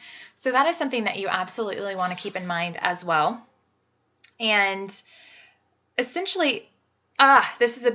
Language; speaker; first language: English; native; English